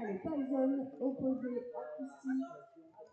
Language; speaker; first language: French; native; French